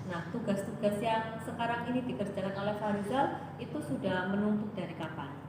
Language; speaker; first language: Indonesian; native; Indonesian